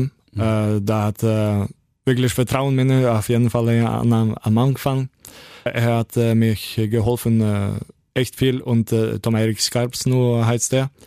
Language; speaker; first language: German; non-native, learner; Norwegian